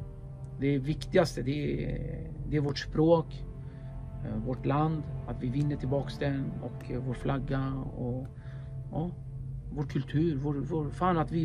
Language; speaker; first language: Swedish; early bilingual, other home language; Kurdish